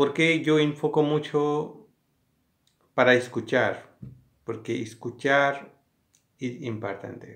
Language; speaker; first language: Spanish; non-native, learner; Hindi